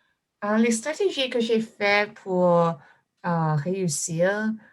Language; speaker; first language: French; non-native, fluent; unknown